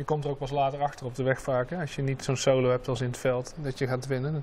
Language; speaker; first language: Dutch; native; Dutch